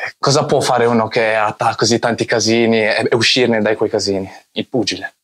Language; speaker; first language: Italian; early bilingual, other home language; Arabic